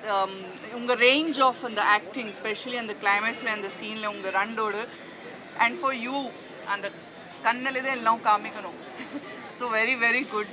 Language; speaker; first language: Tamil; non-native, local second language; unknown